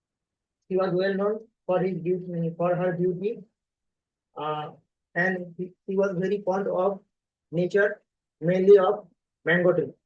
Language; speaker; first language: English; non-native, learner; Bangla